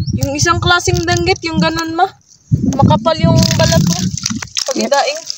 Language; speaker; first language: Filipino; non-native, local second language; Cebuano